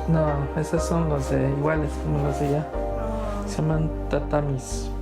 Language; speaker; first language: Spanish; early bilingual, heritage; Spanish